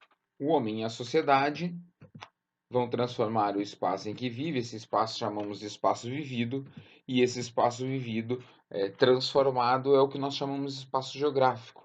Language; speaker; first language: Portuguese; native; Portuguese